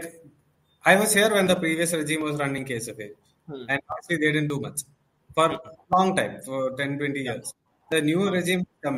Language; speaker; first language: English; non-native, local second language; Malayalam